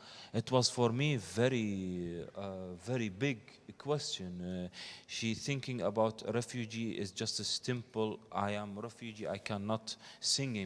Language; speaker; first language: English; non-native, learner; Arabic